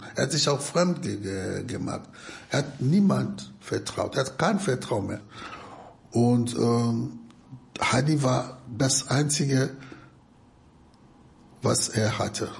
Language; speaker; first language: German; non-native, fluent; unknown